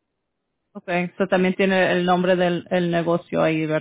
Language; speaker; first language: Spanish; early bilingual, heritage; Spanish